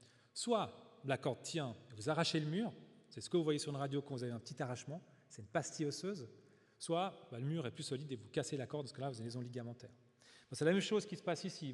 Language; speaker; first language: French; native; French